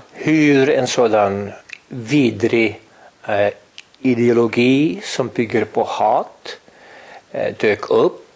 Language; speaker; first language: Swedish; non-native, fluent; Estonian